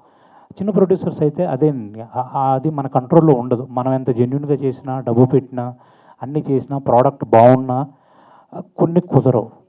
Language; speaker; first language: Telugu; native; Telugu